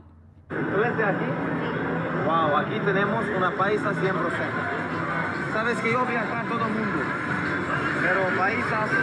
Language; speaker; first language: Spanish; non-native, learner; Portuguese